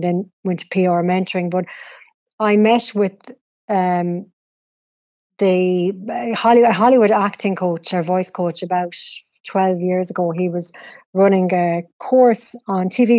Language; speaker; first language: English; native; English